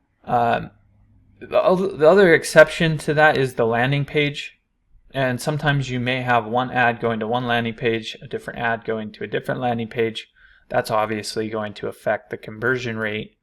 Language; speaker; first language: English; native; English